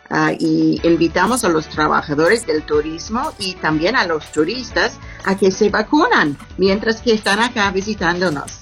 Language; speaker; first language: Spanish; non-native, fluent; English